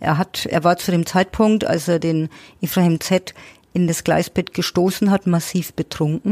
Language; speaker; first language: German; native; German